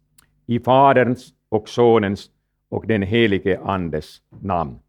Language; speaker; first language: Swedish; non-native, fluent; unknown